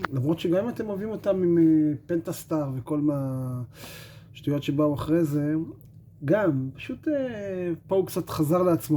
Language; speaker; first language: Hebrew; native; Hebrew